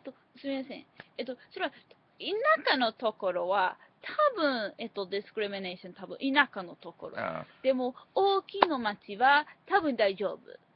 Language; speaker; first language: Japanese; non-native, learner; English